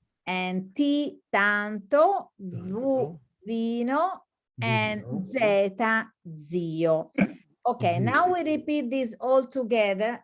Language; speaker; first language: English; non-native, fluent; Italian